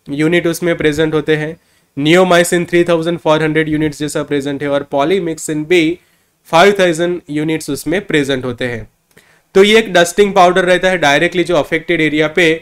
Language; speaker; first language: Hindi; non-native, local second language; Gujarati